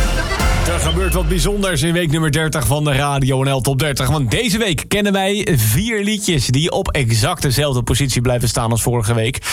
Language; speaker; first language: Dutch; native; Dutch